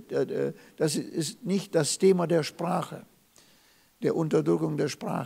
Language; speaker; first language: German; non-native, fluent; Russian